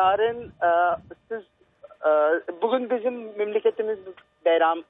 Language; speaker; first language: Turkish; non-native, learner; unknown